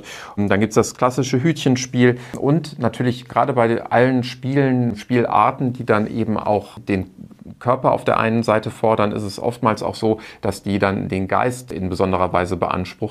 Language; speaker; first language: German; native; German